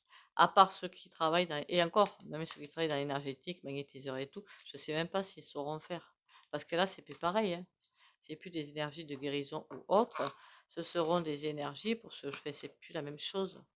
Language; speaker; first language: French; native; French